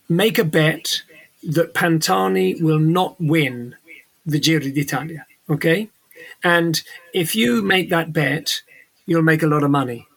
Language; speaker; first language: English; native; English